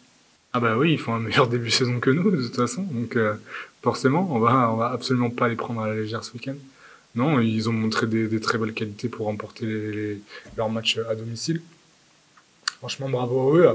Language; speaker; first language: French; native; French